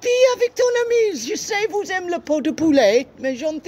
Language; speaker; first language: French; non-native, learner; English